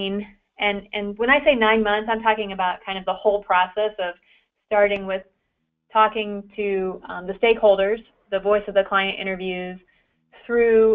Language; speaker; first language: English; native; English